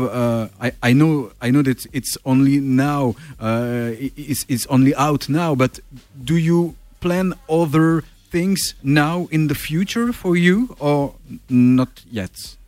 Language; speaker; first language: English; non-native, learner; French